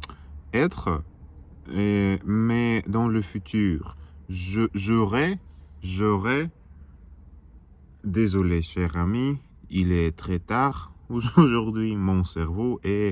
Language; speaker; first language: French; non-native, learner; Russian